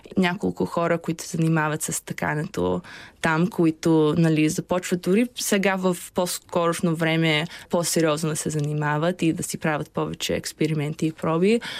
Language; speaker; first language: Bulgarian; early bilingual, heritage; Bulgarian